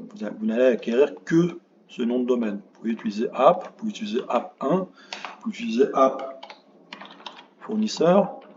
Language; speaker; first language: French; native; French